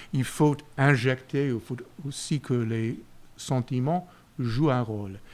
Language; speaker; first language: French; non-native, fluent; English